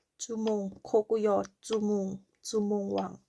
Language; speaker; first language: Korean; non-native, learner; Thai